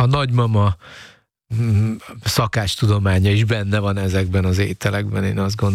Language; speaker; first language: Hungarian; native; Hungarian